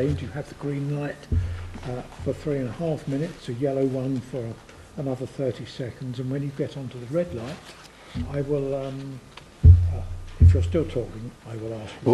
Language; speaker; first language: English; native; English